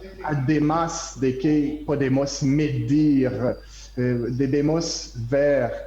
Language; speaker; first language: Spanish; non-native, learner; French